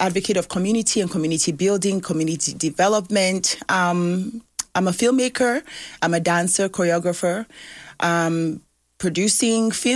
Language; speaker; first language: English; early bilingual, other home language; Yoruba